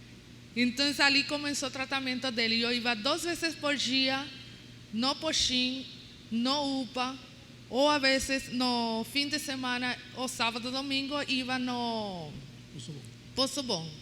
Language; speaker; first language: Portuguese; non-native, learner; Spanish